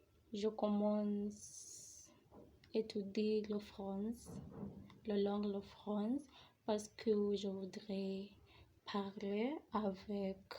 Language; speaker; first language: French; non-native, learner; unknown